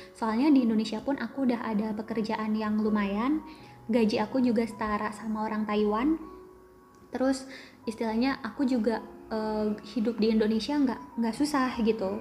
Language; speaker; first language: Indonesian; native; Indonesian